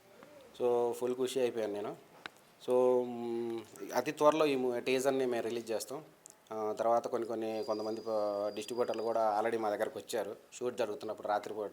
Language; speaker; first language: Telugu; native; Telugu